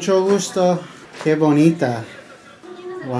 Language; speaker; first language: Spanish; non-native, learner; English